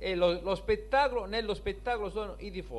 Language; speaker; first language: Italian; native; Italian